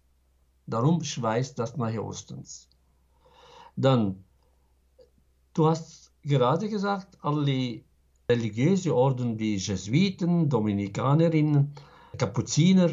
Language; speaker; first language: German; non-native, fluent; Arabic